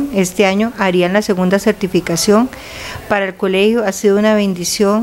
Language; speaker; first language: Spanish; native; Spanish